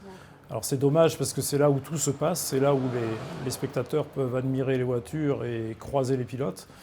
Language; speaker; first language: French; native; French